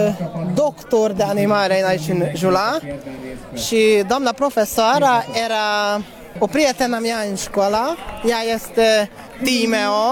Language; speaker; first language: Romanian; non-native, learner; Hungarian